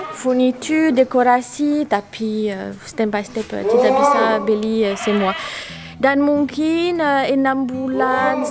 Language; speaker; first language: Indonesian; non-native, learner; French